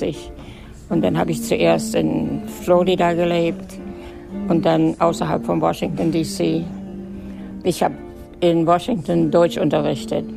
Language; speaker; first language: German; native; German